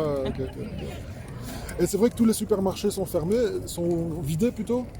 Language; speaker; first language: French; native; French